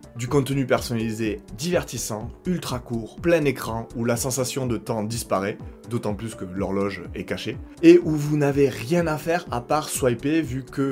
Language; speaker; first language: French; native; French